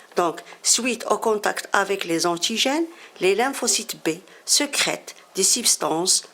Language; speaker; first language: French; non-native, local second language; Arabic